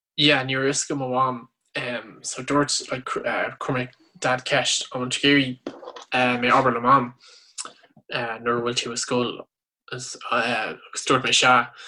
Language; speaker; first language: Irish; non-native, local second language; English